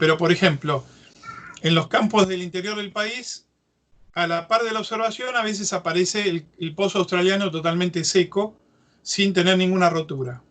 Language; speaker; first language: Spanish; native; Spanish